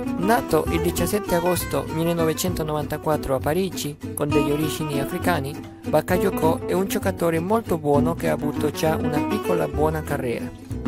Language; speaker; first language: Italian; non-native, fluent; Spanish